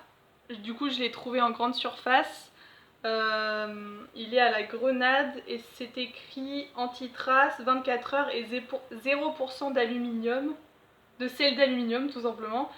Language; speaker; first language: French; native; French